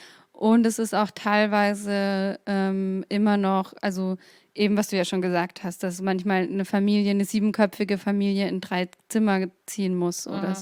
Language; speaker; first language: German; native; German